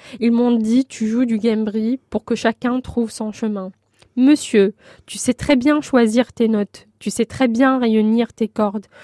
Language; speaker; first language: French; non-native, local second language; Arabic